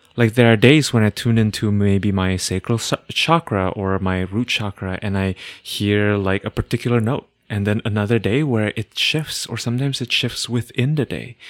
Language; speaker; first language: English; non-native, fluent; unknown